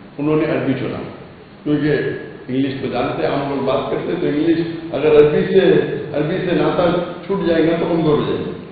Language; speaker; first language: Urdu; non-native, local second language; Konkani